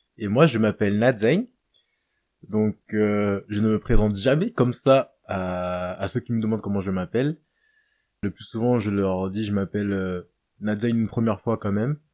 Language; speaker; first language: French; native; French